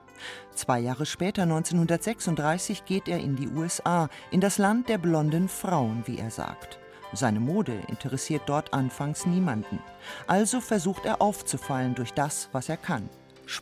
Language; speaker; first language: German; native; German